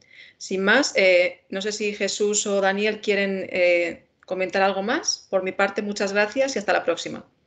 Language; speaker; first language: Spanish; native; Spanish